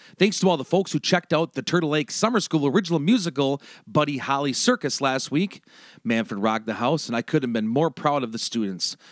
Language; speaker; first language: English; native; English